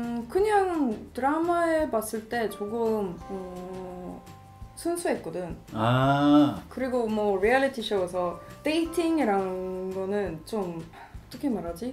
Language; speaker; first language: Korean; non-native, fluent; Swedish